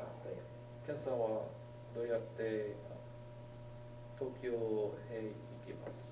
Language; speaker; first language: Japanese; non-native, learner; English